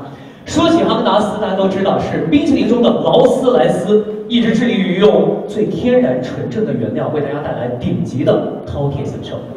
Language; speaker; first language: Chinese; native; Chinese